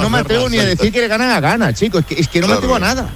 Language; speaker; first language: Spanish; native; Spanish